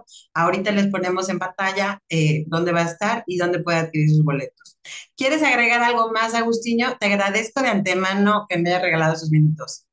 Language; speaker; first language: Spanish; native; Spanish